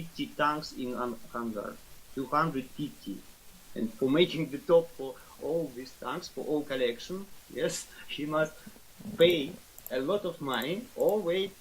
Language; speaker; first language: English; non-native, learner; Russian